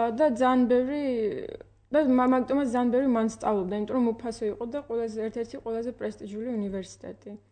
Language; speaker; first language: Georgian; early bilingual, heritage; Georgian